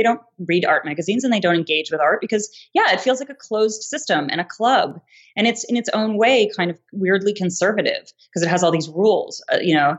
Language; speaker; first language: English; native; English